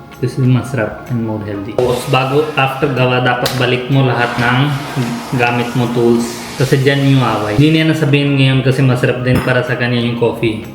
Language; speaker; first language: Filipino; non-native, learner; Punjabi